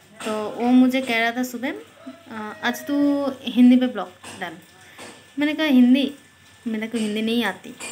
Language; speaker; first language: Hindi; non-native, local second language; Bangla